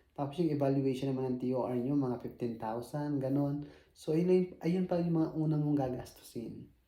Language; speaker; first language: Filipino; native; Filipino